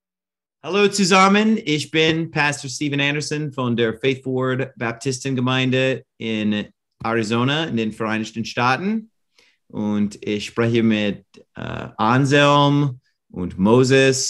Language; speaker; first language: German; non-native, fluent; English